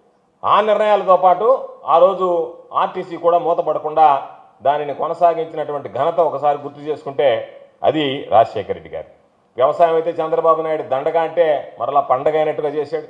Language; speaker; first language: Telugu; native; Telugu